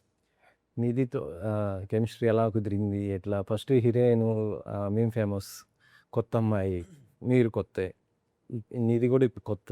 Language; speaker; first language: Telugu; native; Telugu